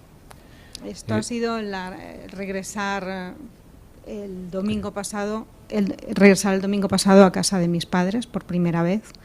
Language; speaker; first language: Spanish; native; Spanish